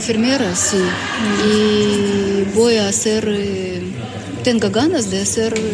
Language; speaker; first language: Spanish; non-native, learner; Ukrainian